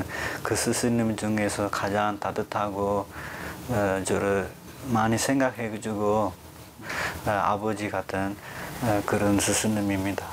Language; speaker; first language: Korean; non-native, fluent; Sinhala